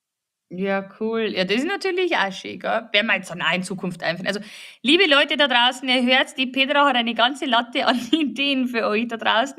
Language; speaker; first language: German; native; German